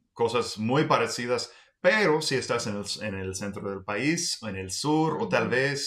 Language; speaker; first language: Spanish; non-native, fluent; English